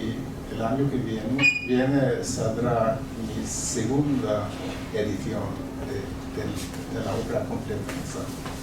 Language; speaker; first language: Spanish; non-native, fluent; Swedish